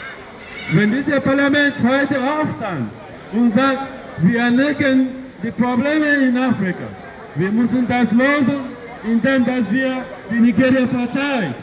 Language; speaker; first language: German; non-native, learner; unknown